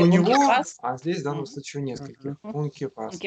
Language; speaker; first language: Russian; native; Russian